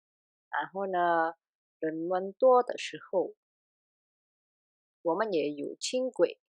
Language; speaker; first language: Chinese; non-native, learner; Indonesian